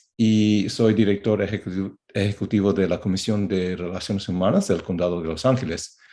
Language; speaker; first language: Spanish; non-native, fluent; English